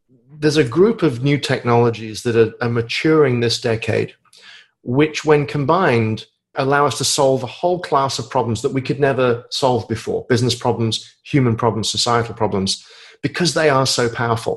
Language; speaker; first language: English; native; English